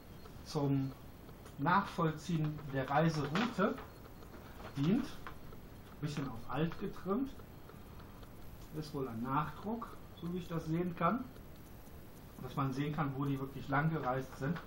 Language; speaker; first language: German; native; German